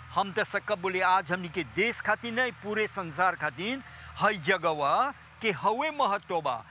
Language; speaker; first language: Bhojpuri; native; Bhojpuri